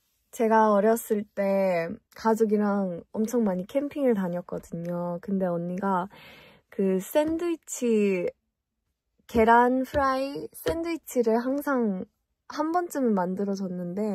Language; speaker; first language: Korean; early bilingual, heritage; English